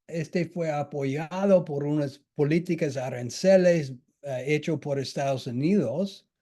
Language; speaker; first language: Spanish; non-native, fluent; English